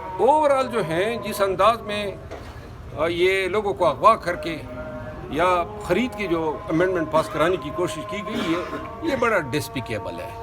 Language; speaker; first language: Urdu; non-native, local second language; Pashto